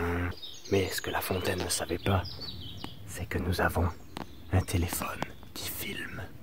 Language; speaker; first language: French; native; French